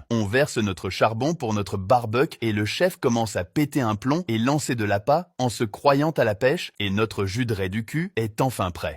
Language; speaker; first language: French; native; French